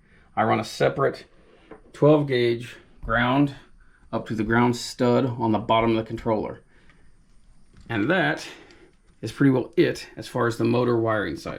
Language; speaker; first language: English; native; English